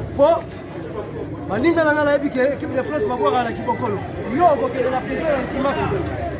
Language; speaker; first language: Lingala; non-native, local second language; Kongo